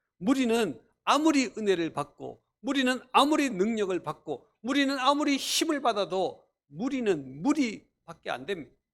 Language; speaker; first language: Korean; native; Korean